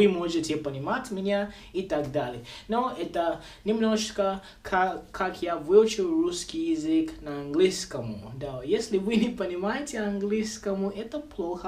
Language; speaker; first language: Russian; non-native, local second language; Bemba